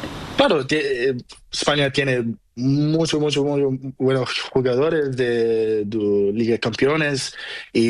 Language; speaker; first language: Spanish; non-native, learner; Portuguese